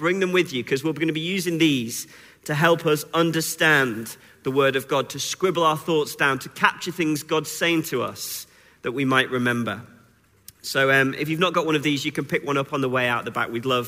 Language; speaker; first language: English; native; English